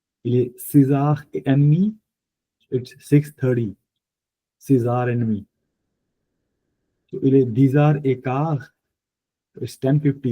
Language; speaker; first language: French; non-native, fluent; Punjabi